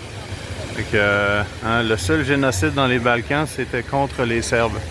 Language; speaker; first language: French; native; French